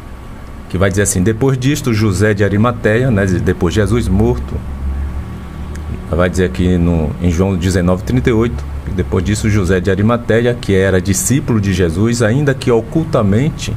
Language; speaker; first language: Portuguese; native; Portuguese